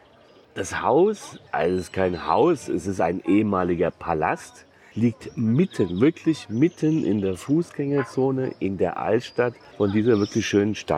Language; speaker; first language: German; native; German